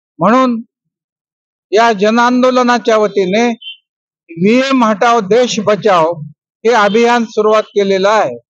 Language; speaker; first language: Marathi; native; Marathi